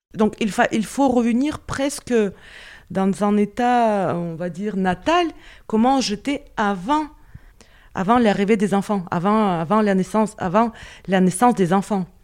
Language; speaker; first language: French; non-native, fluent; Russian